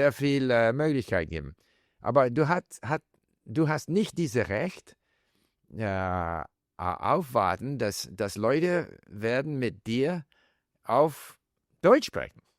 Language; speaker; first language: German; non-native, fluent; English